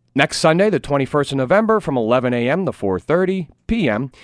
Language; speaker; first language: English; native; English